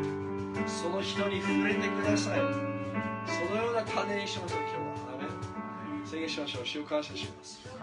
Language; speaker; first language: Japanese; non-native, fluent; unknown